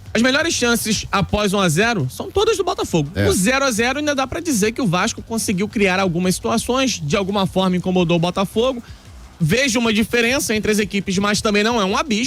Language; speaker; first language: Portuguese; native; Portuguese